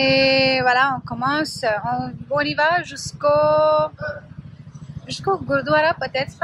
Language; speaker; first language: French; non-native, learner; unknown